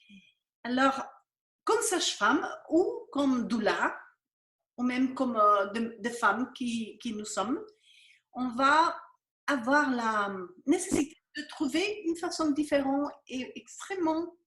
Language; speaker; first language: French; non-native, fluent; Spanish